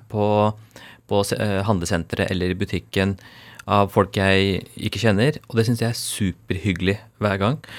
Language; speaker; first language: Norwegian; early bilingual, other home language; Urdu